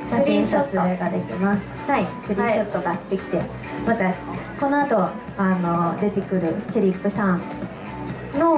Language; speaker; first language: Japanese; native; Japanese